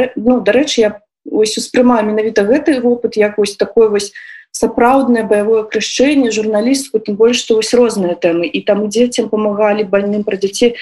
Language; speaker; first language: Belarusian; native; Belarusian